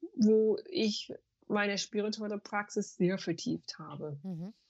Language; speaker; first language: German; non-native, fluent; English